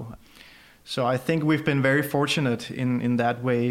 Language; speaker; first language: English; non-native, fluent; Danish